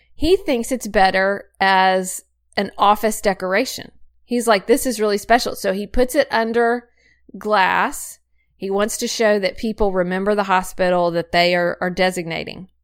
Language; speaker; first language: English; native; English